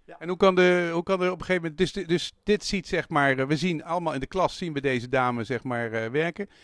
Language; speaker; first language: Dutch; native; Dutch